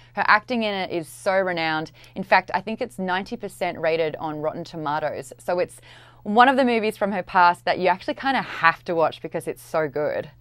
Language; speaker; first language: English; native; English